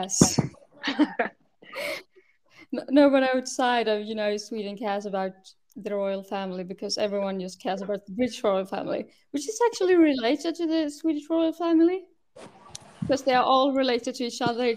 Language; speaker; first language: English; non-native, fluent; Swedish